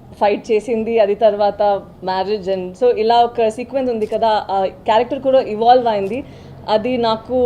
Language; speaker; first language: Telugu; non-native, learner; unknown